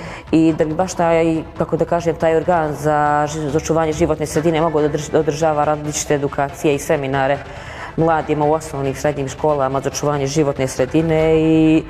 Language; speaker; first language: Bosnian; native; Bosnian